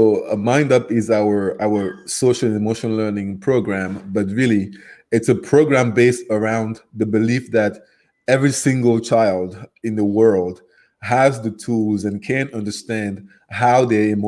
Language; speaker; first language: English; non-native, local second language; French